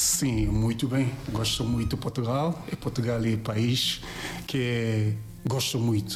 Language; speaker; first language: Portuguese; non-native, learner; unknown